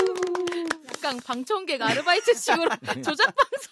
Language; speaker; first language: Korean; native; Korean